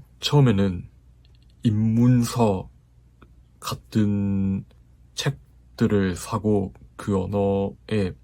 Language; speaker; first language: Korean; non-native, fluent; Japanese